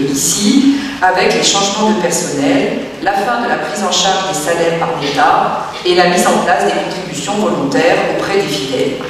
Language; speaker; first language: French; native; French